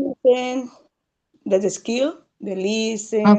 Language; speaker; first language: English; non-native, learner; Spanish